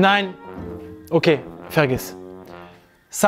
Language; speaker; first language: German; non-native, learner; French